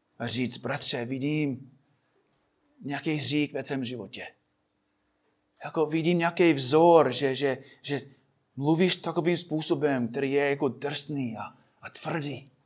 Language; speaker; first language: Czech; non-native, fluent; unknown